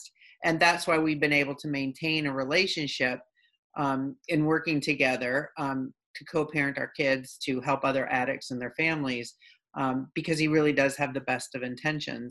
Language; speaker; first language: English; native; English